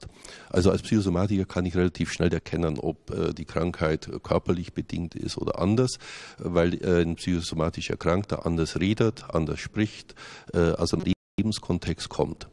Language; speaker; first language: German; native; German